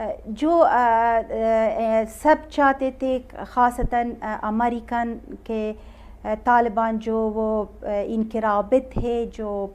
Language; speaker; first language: Hindi; non-native, learner; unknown